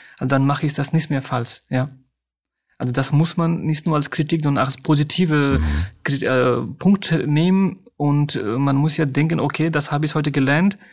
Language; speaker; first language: German; non-native, fluent; Nepali